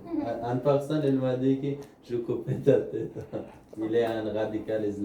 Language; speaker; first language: French; non-native, learner; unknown